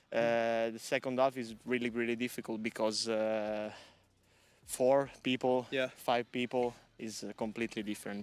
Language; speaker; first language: English; non-native, learner; Italian